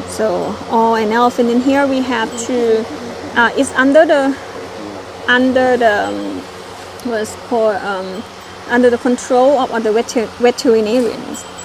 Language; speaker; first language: English; non-native, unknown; Thai